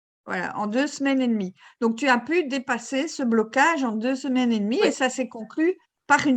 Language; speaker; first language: French; native; French